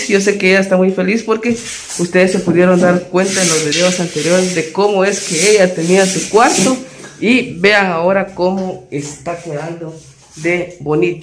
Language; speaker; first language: Spanish; native; Spanish